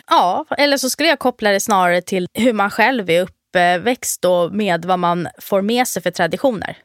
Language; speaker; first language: Swedish; native; Swedish